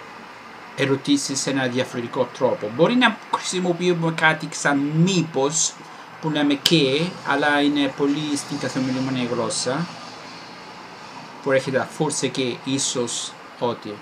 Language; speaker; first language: Greek; non-native, fluent; Italian